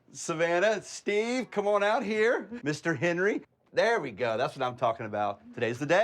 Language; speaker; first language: English; native; English